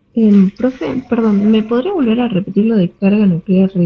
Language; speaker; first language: Spanish; native; Spanish